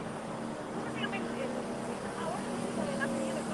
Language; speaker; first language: Spanish; non-native, fluent; English